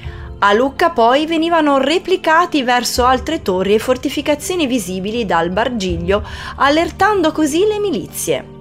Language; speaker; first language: Italian; native; Italian